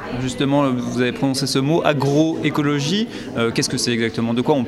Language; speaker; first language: French; native; French